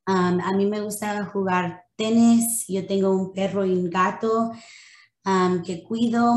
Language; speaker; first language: Spanish; early bilingual, other home language; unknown